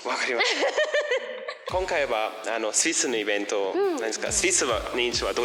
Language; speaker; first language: Japanese; non-native, fluent; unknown